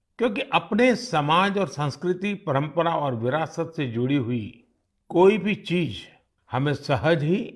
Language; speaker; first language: Hindi; non-native, local second language; Gujarati